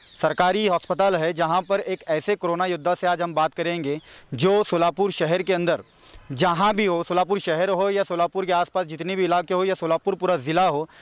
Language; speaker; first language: Hindi; non-native, local second language; Marathi